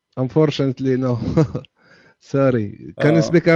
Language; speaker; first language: English; non-native, learner; Arabic